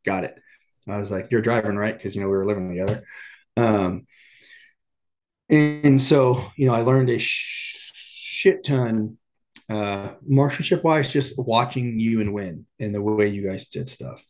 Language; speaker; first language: English; native; English